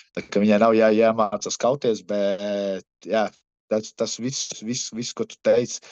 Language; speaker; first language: Latvian; early bilingual, heritage; Latvian